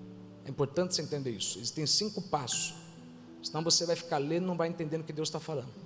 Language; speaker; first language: Portuguese; native; Portuguese